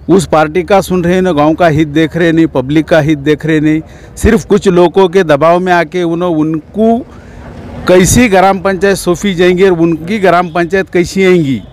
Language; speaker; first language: Hindi; non-native, local second language; Urdu